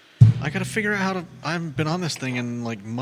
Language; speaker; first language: English; native; English